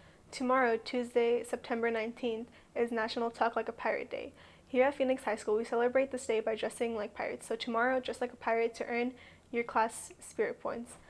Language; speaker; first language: English; native; English